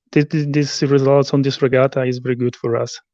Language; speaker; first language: English; non-native, learner; Polish